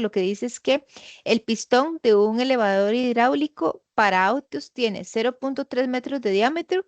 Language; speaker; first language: Spanish; native; Spanish